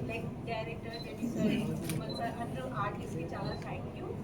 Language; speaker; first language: Telugu; non-native, learner; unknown